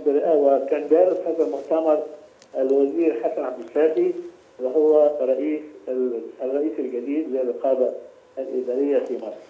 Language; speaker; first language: Arabic; native; Arabic